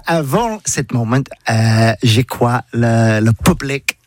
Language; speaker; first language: French; non-native, learner; English